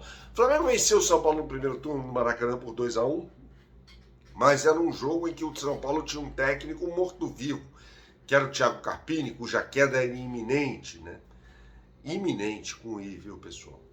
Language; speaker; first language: Portuguese; native; Portuguese